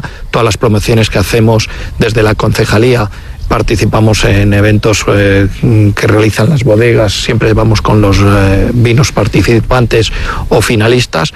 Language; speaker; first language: Spanish; native; Spanish